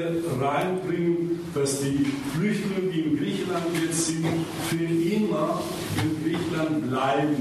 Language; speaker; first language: German; non-native, fluent; Greek